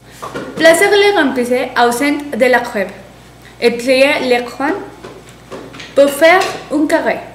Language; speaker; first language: French; non-native, learner; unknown